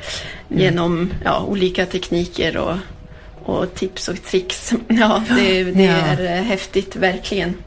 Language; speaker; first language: Swedish; early bilingual, heritage; Swedish